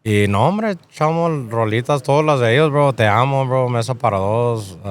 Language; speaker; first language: Spanish; early bilingual, heritage; Spanish